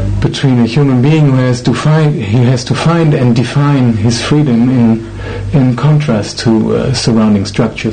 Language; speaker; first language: English; non-native, fluent; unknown